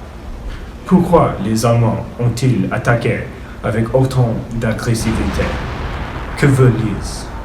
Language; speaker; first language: French; non-native, learner; English